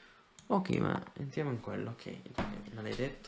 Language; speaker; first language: Italian; non-native, fluent; Spanish